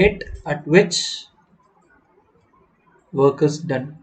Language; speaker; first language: English; non-native, local second language; Tamil